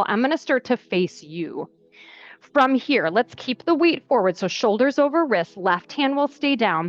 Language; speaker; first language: English; native; English